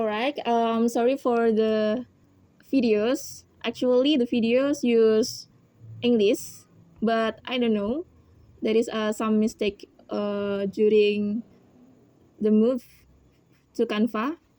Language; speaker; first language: English; non-native, learner; Indonesian